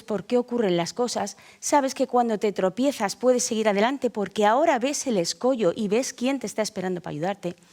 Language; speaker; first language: Spanish; native; Spanish